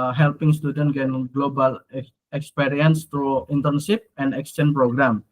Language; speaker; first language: English; non-native, learner; Indonesian